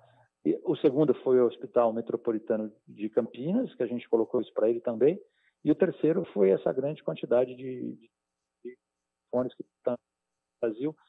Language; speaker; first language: Portuguese; native; Portuguese